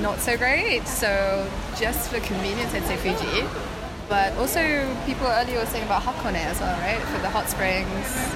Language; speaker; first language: English; early bilingual, other home language; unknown